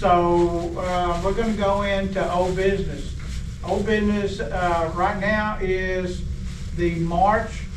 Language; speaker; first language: English; native; English